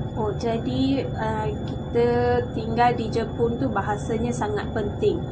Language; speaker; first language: Malay; non-native, local second language; Tamil